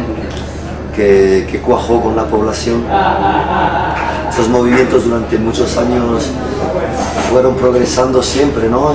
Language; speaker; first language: Spanish; early bilingual, heritage; Spanish